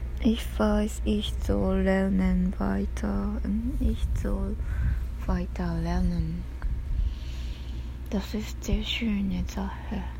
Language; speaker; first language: German; non-native, learner; Japanese